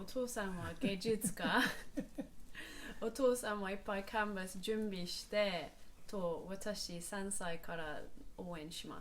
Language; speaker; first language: Japanese; non-native, learner; English